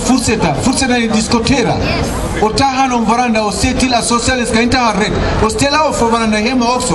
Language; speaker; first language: Swedish; non-native, fluent; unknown